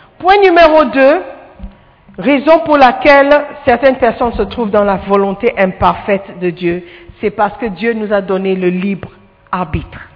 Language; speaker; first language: French; non-native, fluent; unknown